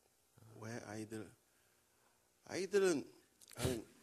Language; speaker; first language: Korean; non-native, learner; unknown